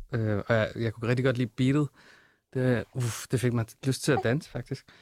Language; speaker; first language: Danish; native; Danish